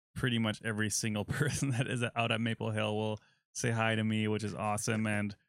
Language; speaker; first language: English; non-native, fluent; German